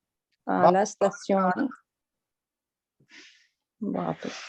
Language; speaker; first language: Italian; non-native, learner; Punjabi